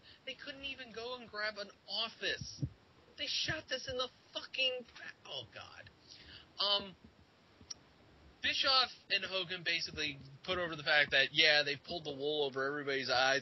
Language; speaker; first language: English; native; English